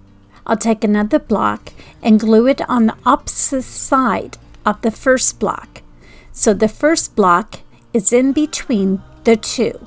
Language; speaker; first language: English; native; English